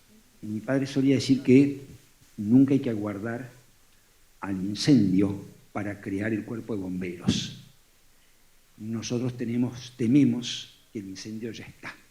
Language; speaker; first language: Spanish; native; Spanish